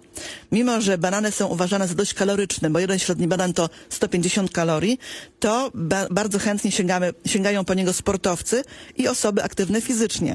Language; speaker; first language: Polish; native; Polish